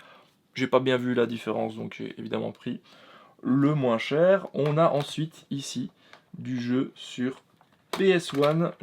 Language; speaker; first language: French; native; French